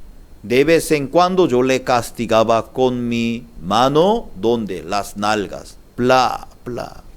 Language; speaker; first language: Spanish; non-native, learner; Korean